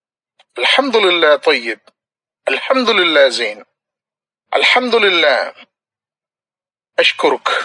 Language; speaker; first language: Arabic; non-native, fluent; Malayalam